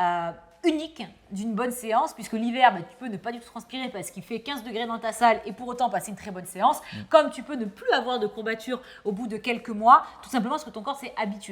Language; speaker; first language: French; native; French